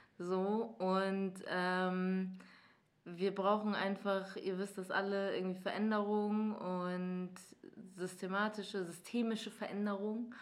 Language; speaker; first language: German; early bilingual, other home language; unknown